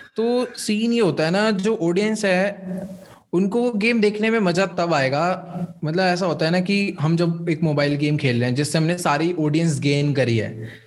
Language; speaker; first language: Hindi; native; Hindi